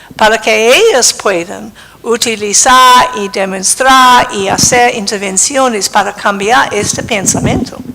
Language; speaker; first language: Spanish; non-native, fluent; English